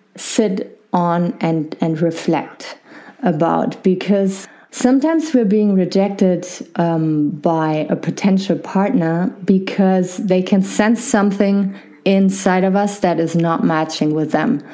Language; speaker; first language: English; non-native, fluent; German